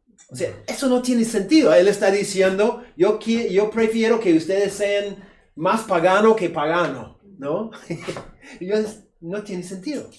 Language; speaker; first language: Spanish; non-native, fluent; English